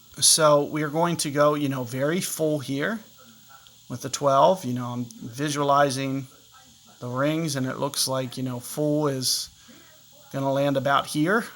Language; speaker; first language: English; native; English